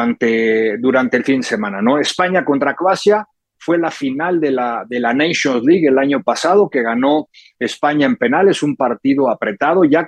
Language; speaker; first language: Spanish; native; Spanish